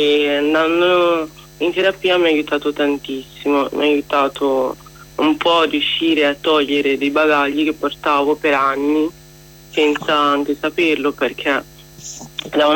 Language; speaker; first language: Italian; non-native, fluent; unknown